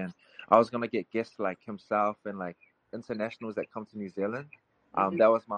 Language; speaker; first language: English; native; English